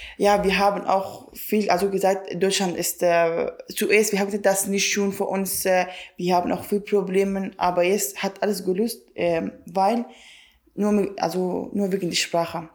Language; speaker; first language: German; non-native, learner; Kurdish